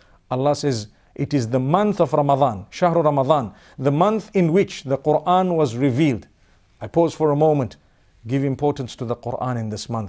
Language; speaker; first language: English; native; English